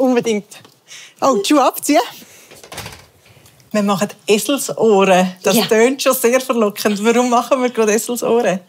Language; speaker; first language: German; native; German